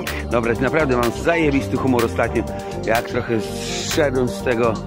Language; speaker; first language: Polish; native; Polish